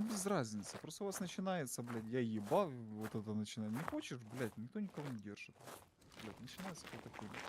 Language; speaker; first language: Russian; native; Russian